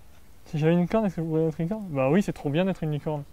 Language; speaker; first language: French; native; French